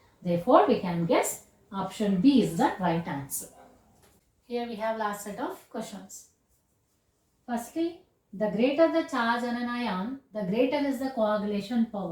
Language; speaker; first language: English; non-native, local second language; Kannada